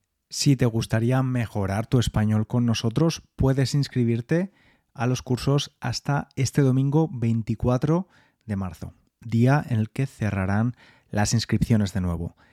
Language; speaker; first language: Spanish; native; Spanish